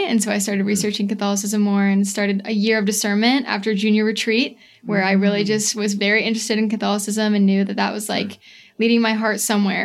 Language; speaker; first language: English; native; English